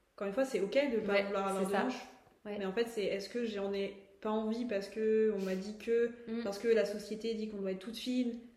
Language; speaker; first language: French; native; French